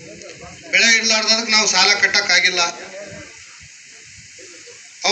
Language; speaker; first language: Kannada; native; Kannada